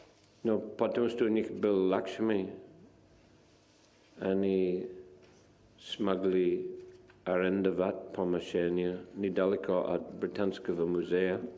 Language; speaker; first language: Russian; non-native, fluent; English